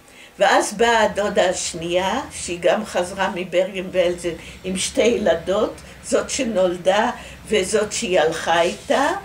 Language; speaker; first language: Hebrew; early bilingual, other home language; Dutch